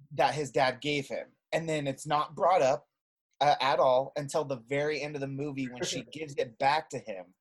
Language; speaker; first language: English; native; English